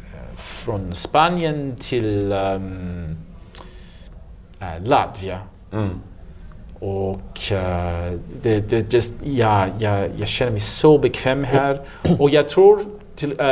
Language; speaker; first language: Swedish; non-native, learner; English